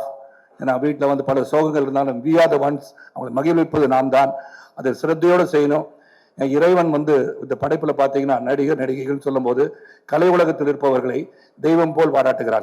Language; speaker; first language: Tamil; native; Tamil